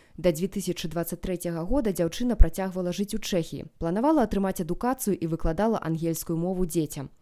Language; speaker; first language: Belarusian; native; Belarusian